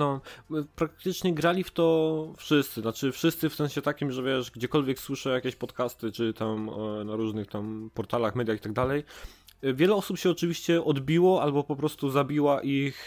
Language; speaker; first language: Polish; native; Polish